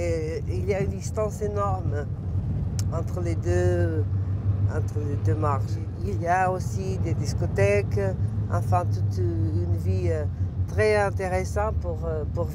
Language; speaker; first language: French; non-native, fluent; Portuguese